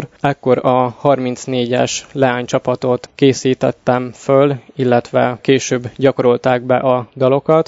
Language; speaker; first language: Hungarian; native; Hungarian